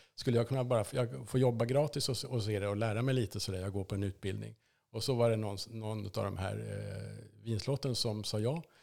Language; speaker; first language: Swedish; native; Swedish